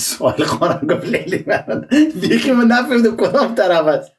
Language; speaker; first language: Persian; native; Persian